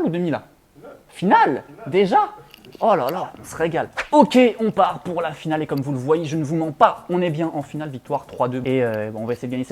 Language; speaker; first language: French; native; French